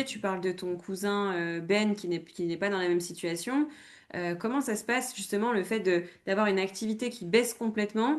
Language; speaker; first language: French; native; French